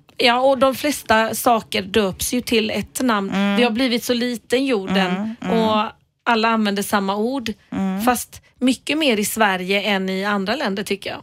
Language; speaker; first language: Swedish; non-native, fluent; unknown